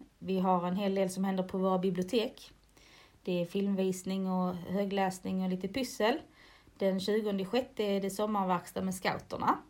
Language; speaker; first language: Swedish; native; Swedish